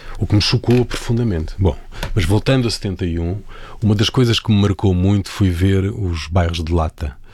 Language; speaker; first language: Portuguese; native; Portuguese